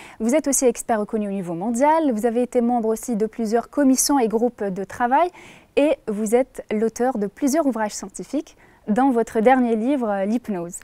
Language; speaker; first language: French; non-native, local second language; Arabic